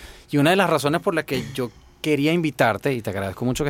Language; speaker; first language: Spanish; native; Spanish